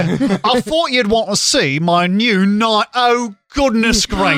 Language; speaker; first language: English; native; English